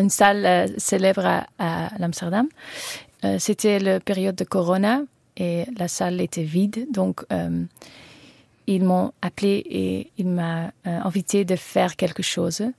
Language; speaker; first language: French; non-native, learner; Dutch